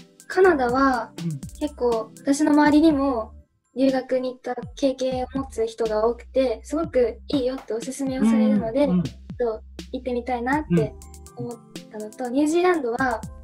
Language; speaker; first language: Japanese; native; Japanese